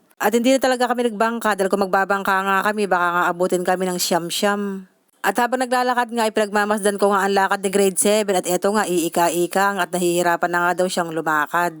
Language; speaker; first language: Filipino; native; Filipino